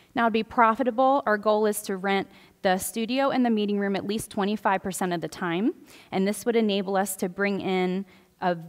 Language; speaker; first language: English; native; English